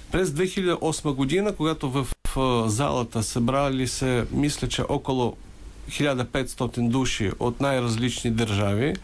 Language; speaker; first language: Bulgarian; early bilingual, heritage; Bulgarian